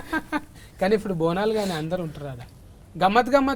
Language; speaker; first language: Telugu; native; Telugu